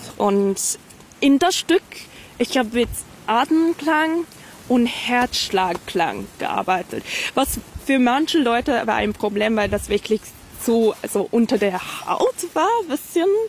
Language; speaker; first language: German; non-native, fluent; English